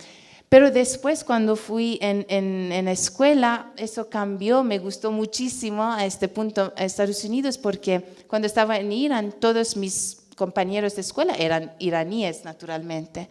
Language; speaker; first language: Spanish; non-native, fluent; Persian